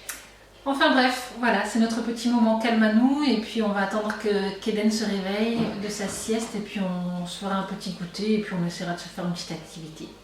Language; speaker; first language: French; native; French